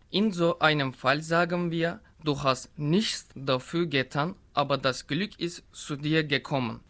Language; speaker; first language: German; non-native, learner; Turkish